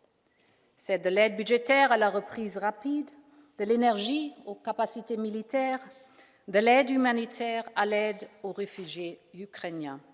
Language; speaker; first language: French; non-native, fluent; German